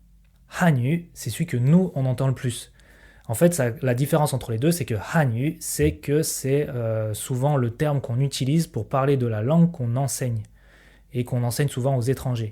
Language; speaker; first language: French; native; French